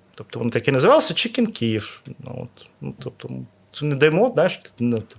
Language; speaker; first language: Ukrainian; non-native, local second language; Russian